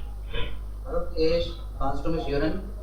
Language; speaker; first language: German; non-native, learner; Hindi